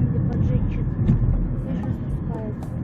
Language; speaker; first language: Russian; native; Russian